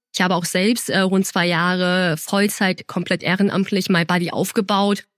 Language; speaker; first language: German; early bilingual, other home language; Chinese